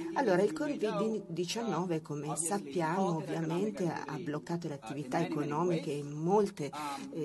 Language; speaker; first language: Italian; non-native, fluent; Catalan